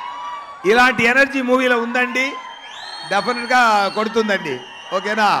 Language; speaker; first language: Telugu; non-native, learner; Tamil